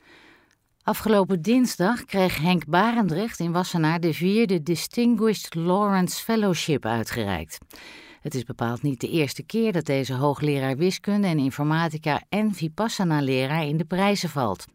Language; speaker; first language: Dutch; native; Dutch